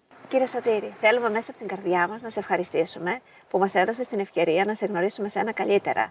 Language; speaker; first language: Greek; native; Greek